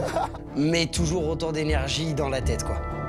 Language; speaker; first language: French; native; French